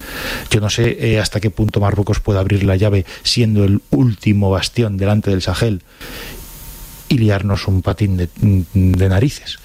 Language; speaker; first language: Spanish; native; Spanish